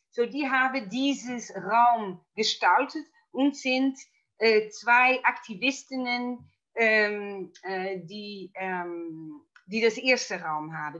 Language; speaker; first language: German; non-native, fluent; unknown